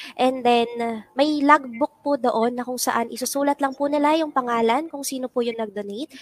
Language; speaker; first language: Filipino; non-native, local second language; Pampanga